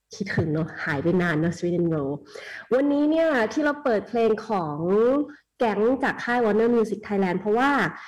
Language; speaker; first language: Thai; native; Thai